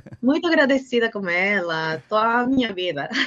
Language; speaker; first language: Portuguese; non-native, learner; Spanish